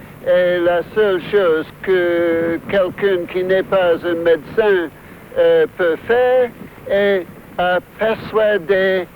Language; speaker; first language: French; non-native, fluent; English